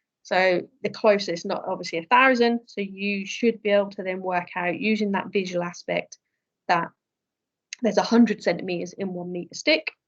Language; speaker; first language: English; native; English